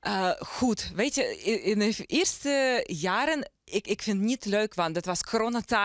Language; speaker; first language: Dutch; non-native, learner; Ukrainian